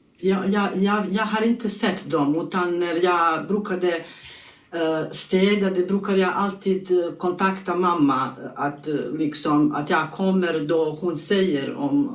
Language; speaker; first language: Swedish; non-native, learner; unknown